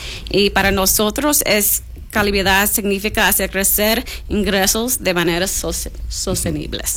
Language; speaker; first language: Spanish; non-native, learner; English